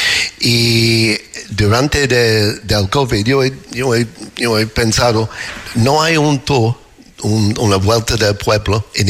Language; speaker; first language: Spanish; non-native, learner; English